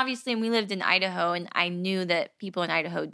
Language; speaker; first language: English; native; English